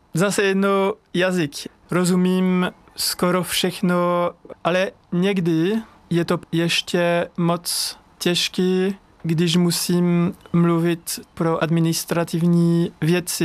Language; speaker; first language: Czech; non-native, learner; French